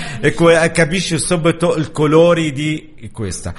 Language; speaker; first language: Italian; non-native, learner; Arabic